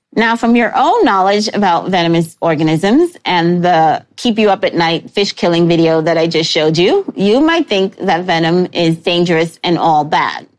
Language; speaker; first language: English; native; English